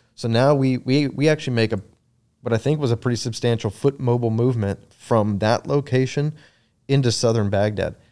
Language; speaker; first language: English; native; English